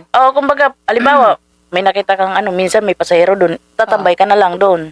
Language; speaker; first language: Filipino; native; Filipino